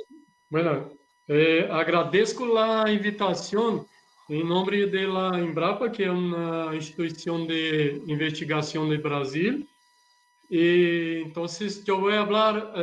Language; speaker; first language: Spanish; non-native, learner; Portuguese